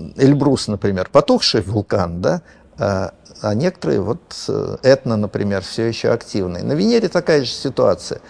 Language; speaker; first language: Russian; native; Russian